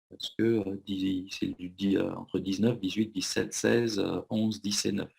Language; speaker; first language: French; native; French